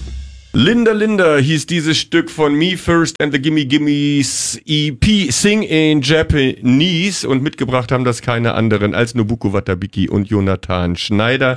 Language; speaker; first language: German; native; German